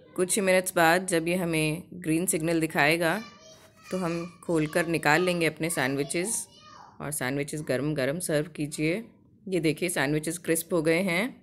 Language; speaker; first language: Hindi; native; Hindi